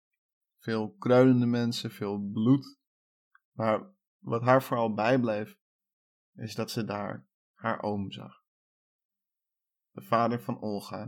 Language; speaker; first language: Dutch; native; Dutch